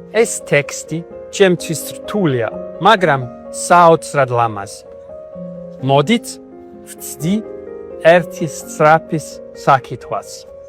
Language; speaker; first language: Georgian; non-native, learner; English